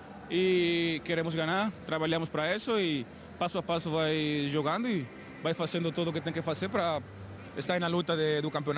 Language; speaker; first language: Portuguese; non-native, learner; Spanish